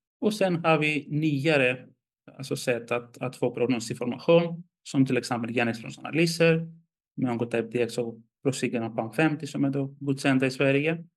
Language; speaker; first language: Swedish; non-native, fluent; Greek